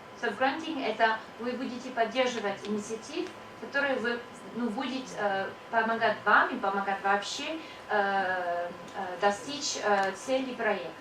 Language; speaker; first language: Russian; non-native, learner; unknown